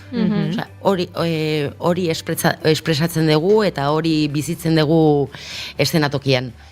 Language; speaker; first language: Basque; non-native, local second language; Spanish